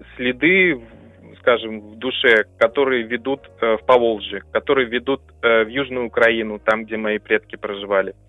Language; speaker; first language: Russian; non-native, local second language; German